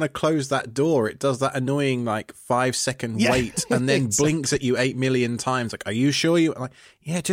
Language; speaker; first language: English; native; English